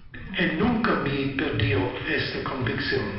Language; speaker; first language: Spanish; non-native, learner; Italian